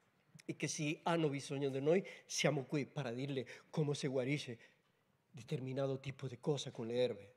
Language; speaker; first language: Italian; non-native, learner; Spanish